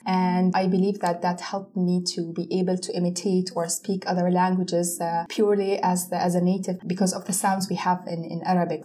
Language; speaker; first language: English; non-native, fluent; Arabic